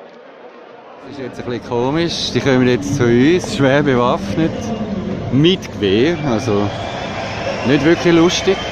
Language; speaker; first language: German; native; German